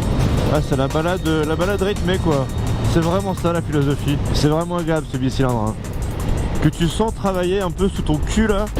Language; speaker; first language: French; native; French